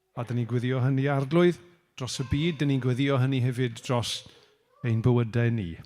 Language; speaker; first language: Welsh; native; Welsh